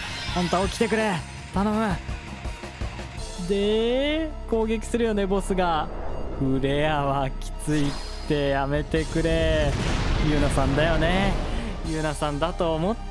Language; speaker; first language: Japanese; native; Japanese